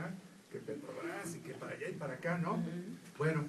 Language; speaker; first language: Spanish; native; Spanish